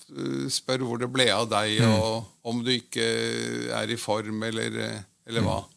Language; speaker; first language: Norwegian; native; Norwegian